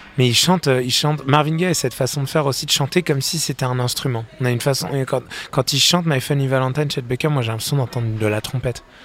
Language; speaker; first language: French; native; French